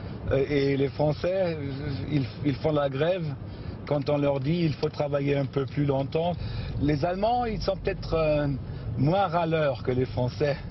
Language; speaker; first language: French; non-native, fluent; German